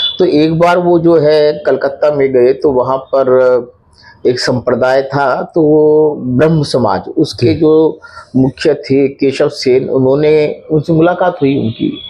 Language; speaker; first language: Hindi; native; Hindi